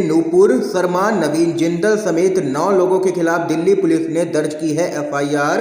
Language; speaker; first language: Hindi; native; Hindi